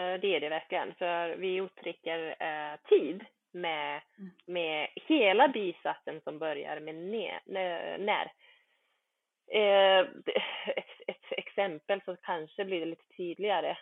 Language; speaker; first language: Swedish; early bilingual, other home language; Bosnian